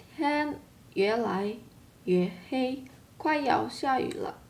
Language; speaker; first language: Chinese; non-native, learner; Indonesian